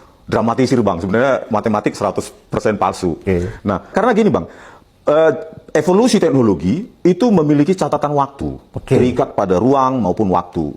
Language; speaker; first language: Indonesian; native; Indonesian